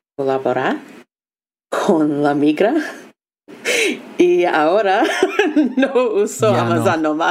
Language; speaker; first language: Spanish; non-native, learner; English